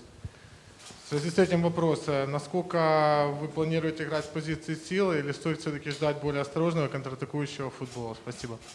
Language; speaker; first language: Russian; native; Russian